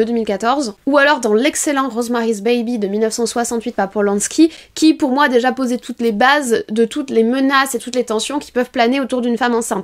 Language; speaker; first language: French; native; French